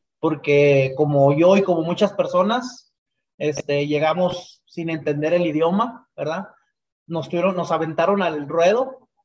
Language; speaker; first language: Spanish; native; Spanish